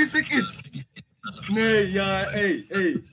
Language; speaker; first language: Dutch; non-native, fluent; English